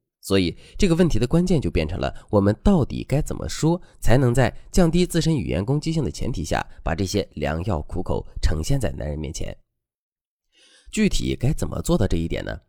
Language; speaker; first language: Chinese; native; Chinese